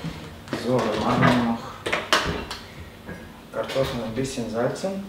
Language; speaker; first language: German; non-native, fluent; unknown